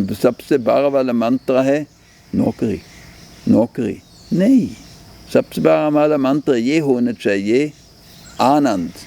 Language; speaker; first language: Hindi; non-native, fluent; German